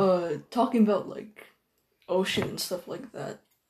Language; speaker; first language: English; non-native, local second language; Filipino